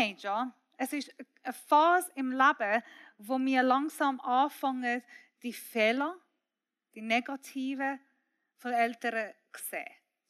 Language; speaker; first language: German; non-native, fluent; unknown